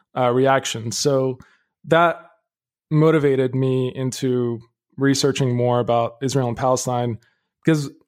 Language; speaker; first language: English; early bilingual, other home language; Arabic